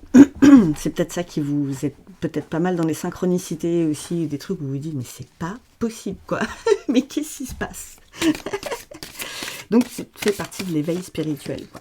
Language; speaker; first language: French; native; French